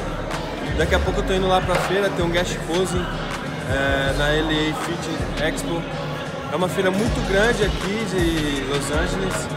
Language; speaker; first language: Portuguese; native; Portuguese